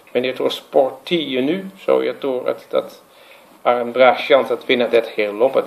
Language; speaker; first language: Swedish; non-native, fluent; Dutch